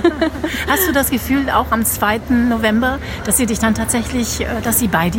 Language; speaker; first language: German; native; German